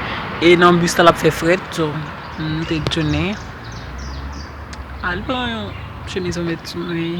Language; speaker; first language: French; non-native, learner; Haitian Creole